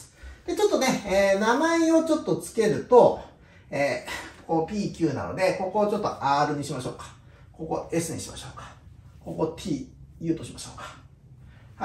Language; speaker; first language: Japanese; native; Japanese